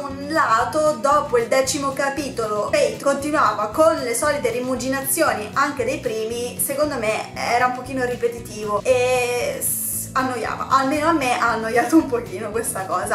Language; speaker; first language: Italian; native; Italian